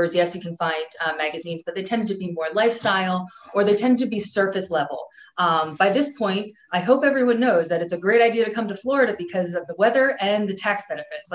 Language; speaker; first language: English; native; English